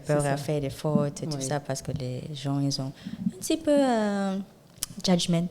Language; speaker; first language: French; non-native, learner; Zulu